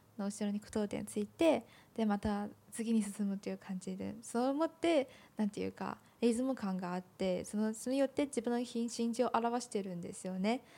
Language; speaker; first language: Japanese; non-native, fluent; Chinese